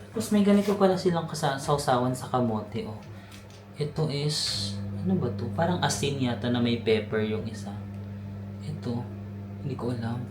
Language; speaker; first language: Filipino; native; Filipino